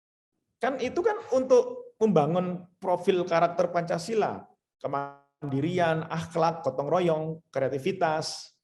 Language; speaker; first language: Indonesian; native; Indonesian